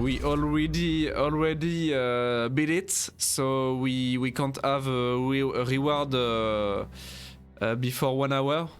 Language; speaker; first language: English; non-native, learner; French